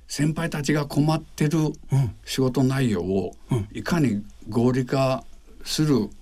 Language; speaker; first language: Japanese; native; Japanese